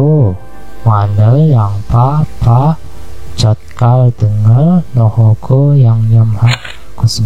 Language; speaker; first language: Korean; non-native, learner; Indonesian